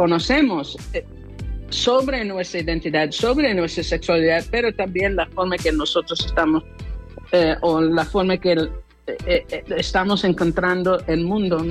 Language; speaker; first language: Spanish; non-native, fluent; English